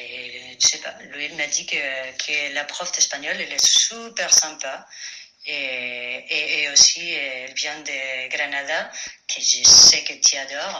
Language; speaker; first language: French; non-native, fluent; Spanish